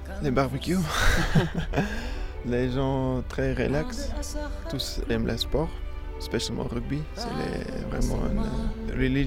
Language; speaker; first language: French; non-native, learner; Afrikaans